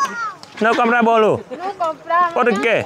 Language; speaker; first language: Portuguese; non-native, learner; Vietnamese